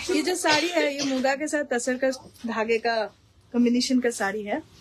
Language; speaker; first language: Hindi; non-native, local second language; Bangla